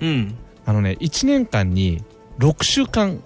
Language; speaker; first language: Japanese; native; Japanese